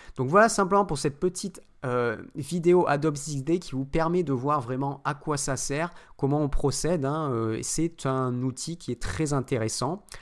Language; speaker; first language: French; native; French